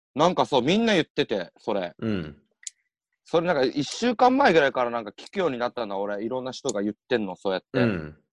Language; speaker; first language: Japanese; native; Japanese